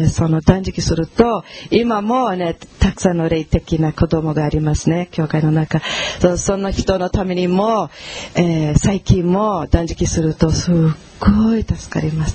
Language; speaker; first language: Japanese; non-native, fluent; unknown